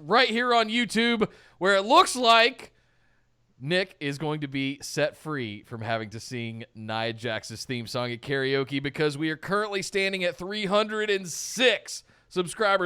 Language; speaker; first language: English; native; English